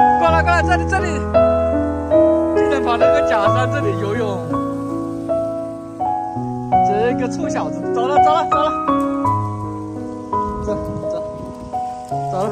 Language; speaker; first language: Chinese; native; Chinese